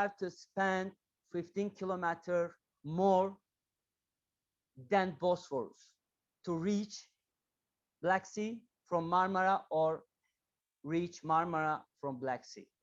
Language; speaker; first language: English; non-native, learner; Turkish